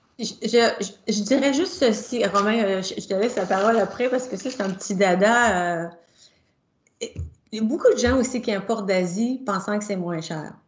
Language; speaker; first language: French; native; French